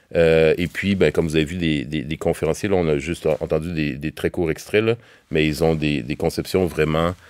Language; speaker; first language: French; native; French